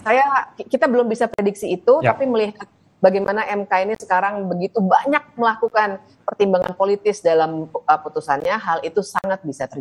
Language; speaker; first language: Indonesian; native; Indonesian